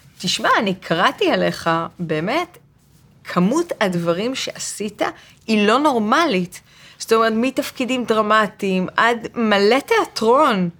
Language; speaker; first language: Hebrew; native; Hebrew